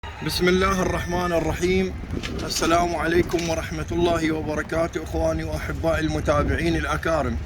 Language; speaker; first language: Arabic; native; Arabic